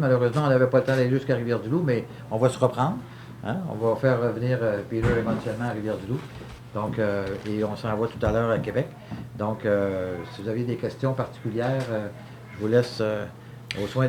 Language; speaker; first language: French; native; French